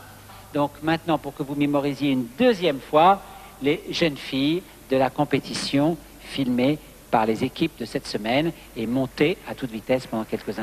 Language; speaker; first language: French; native; French